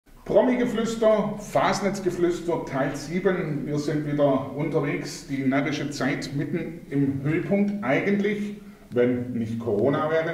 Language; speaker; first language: German; native; German